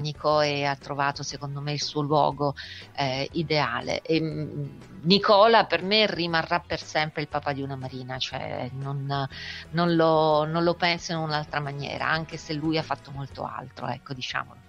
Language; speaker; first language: Italian; native; Italian